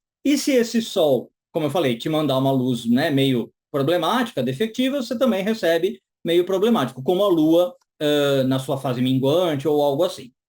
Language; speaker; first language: Portuguese; native; Portuguese